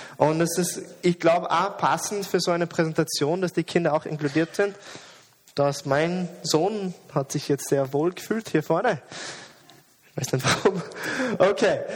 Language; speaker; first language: German; non-native, fluent; English